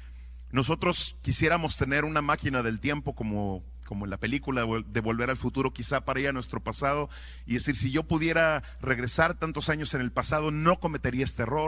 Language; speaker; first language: Spanish; native; Spanish